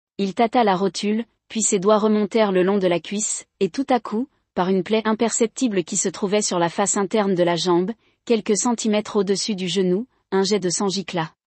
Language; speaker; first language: French; non-native, local second language; Arabic